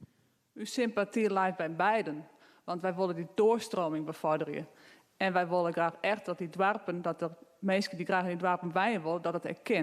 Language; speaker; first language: Dutch; non-native, local second language; Western Frisian